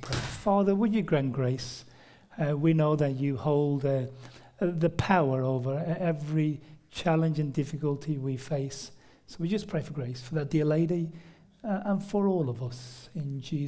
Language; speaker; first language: English; native; English